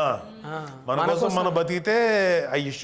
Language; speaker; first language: Telugu; native; Telugu